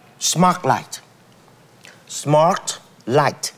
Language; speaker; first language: English; non-native, learner; Vietnamese